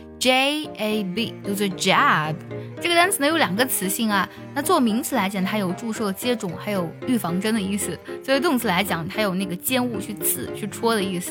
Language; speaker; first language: Chinese; native; Chinese